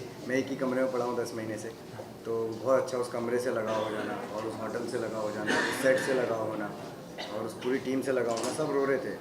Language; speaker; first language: Hindi; native; Hindi